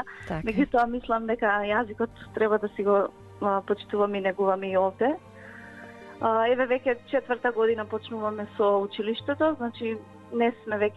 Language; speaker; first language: Macedonian; native; Macedonian